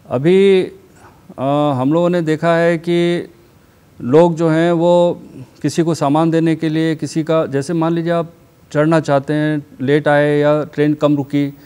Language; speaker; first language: Hindi; native; Hindi